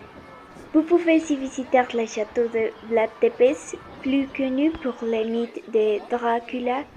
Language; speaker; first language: French; non-native, learner; Spanish